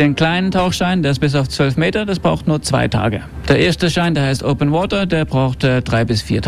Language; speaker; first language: German; non-native, fluent; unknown